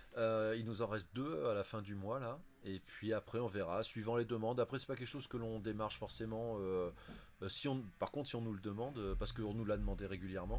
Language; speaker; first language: French; native; French